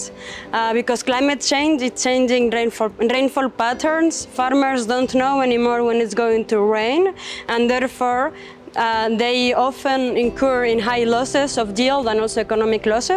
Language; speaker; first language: English; non-native, fluent; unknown